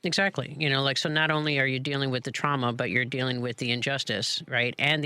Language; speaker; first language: English; native; English